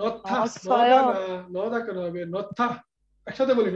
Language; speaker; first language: Korean; non-native, fluent; Bangla